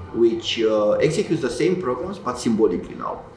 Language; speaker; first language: English; non-native, fluent; Romanian